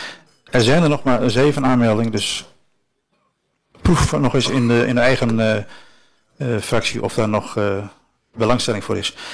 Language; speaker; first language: Dutch; native; Dutch